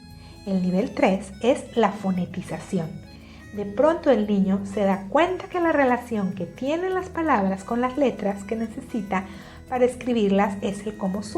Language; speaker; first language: Spanish; native; Spanish